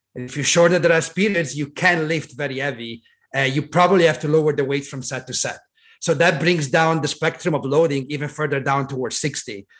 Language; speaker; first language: English; non-native, fluent; Italian